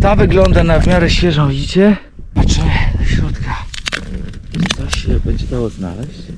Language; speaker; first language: Polish; native; Polish